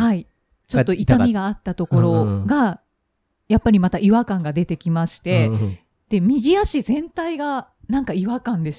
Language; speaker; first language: Japanese; native; Japanese